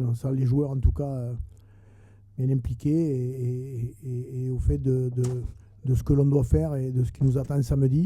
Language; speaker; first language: French; native; French